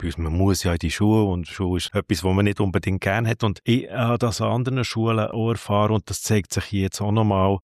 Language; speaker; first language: German; native; German